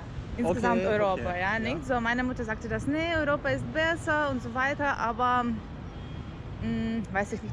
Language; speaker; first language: German; non-native, learner; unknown